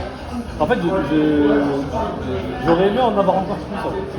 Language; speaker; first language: French; native; French